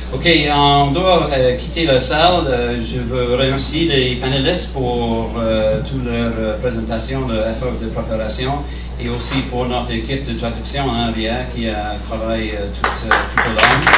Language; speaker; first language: French; non-native, fluent; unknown